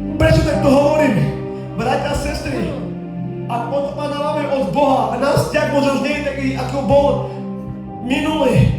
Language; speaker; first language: Slovak; non-native, local second language; Romany